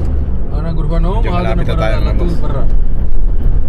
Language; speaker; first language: Arabic; non-native, learner; Hindi